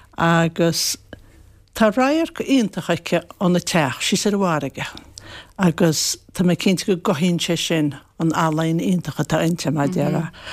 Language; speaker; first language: Irish; native; Irish